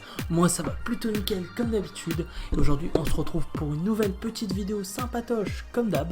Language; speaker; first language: French; native; French